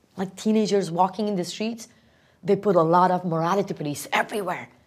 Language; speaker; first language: English; non-native, fluent; Persian